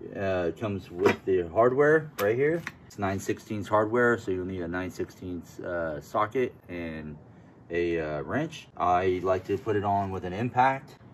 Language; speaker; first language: English; native; English